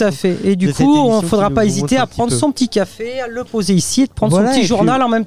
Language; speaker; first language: French; native; French